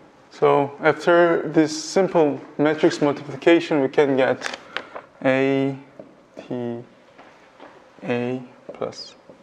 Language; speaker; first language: English; non-native, fluent; Korean